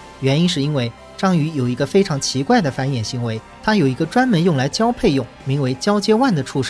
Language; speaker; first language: Chinese; native; Chinese